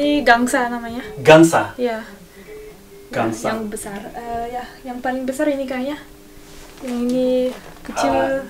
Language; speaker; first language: Indonesian; non-native, learner; French